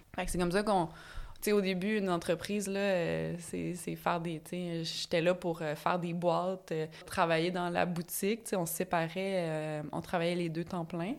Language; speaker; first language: French; native; French